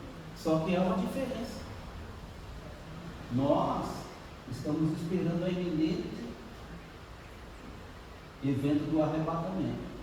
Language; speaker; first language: Portuguese; native; Portuguese